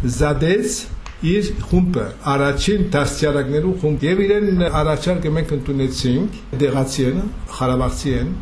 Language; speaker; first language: Armenian; early bilingual, heritage; Armenian